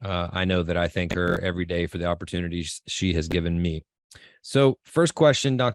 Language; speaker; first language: English; native; English